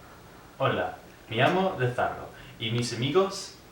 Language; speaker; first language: Spanish; non-native, learner; English